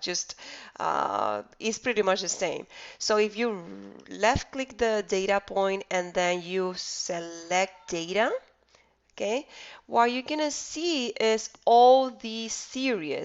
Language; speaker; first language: English; non-native, fluent; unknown